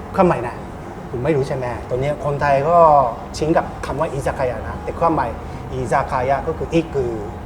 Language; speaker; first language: Thai; non-native, fluent; Japanese